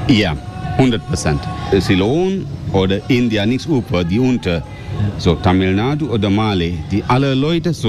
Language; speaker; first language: German; non-native, learner; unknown